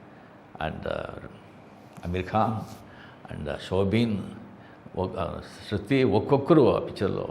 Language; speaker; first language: Telugu; non-native, fluent; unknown